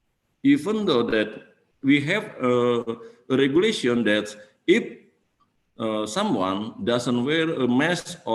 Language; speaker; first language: English; non-native, fluent; Indonesian